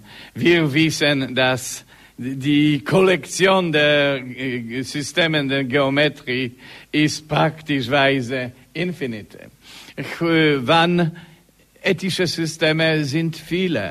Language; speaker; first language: German; non-native, learner; Polish